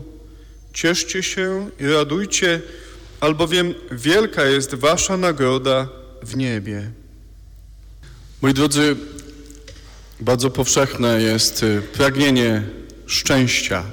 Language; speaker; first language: Polish; native; Polish